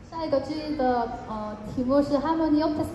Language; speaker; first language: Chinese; non-native, learner; Korean